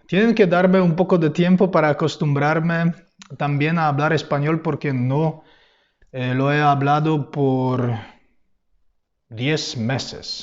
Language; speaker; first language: Spanish; non-native, fluent; Polish